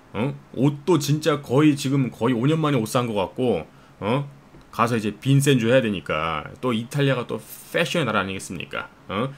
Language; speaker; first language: Korean; native; Korean